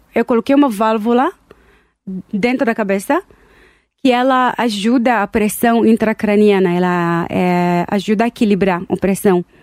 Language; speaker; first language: Portuguese; non-native, learner; Hebrew